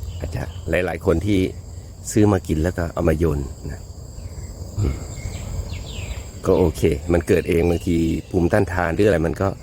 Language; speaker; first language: Thai; native; Thai